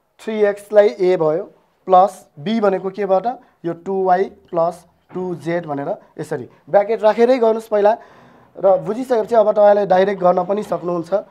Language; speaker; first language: Nepali; non-native, local second language; Newari